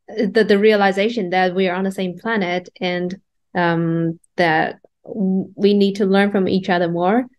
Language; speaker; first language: English; non-native, fluent; Chinese